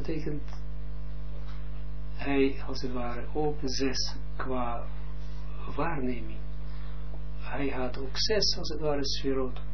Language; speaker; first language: Dutch; non-native, fluent; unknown